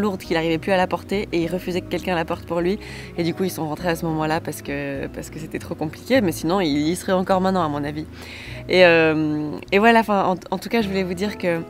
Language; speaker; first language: French; native; French